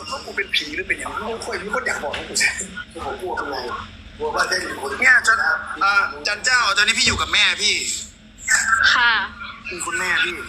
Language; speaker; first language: Thai; native; Thai